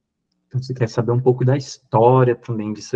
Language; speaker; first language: Portuguese; native; Portuguese